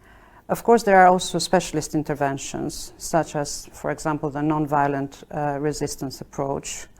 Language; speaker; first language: English; non-native, fluent; Albanian